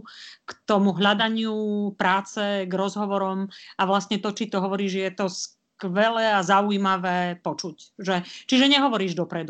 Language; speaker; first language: Slovak; native; Slovak